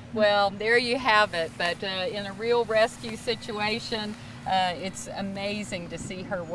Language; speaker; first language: English; native; English